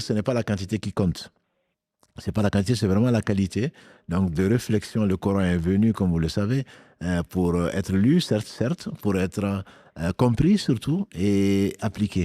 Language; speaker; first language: French; native; French